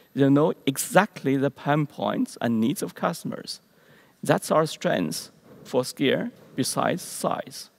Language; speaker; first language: English; non-native, learner; Chinese